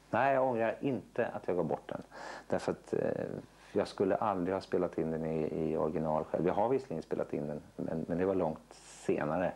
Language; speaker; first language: Swedish; native; Swedish